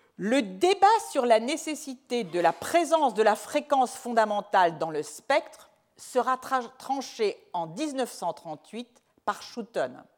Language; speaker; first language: French; native; French